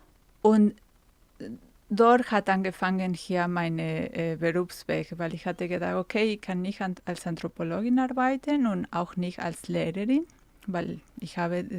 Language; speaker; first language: German; non-native, fluent; Spanish